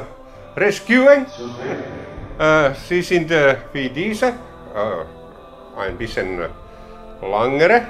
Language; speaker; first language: German; non-native, learner; Finnish